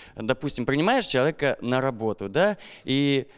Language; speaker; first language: Russian; native; Russian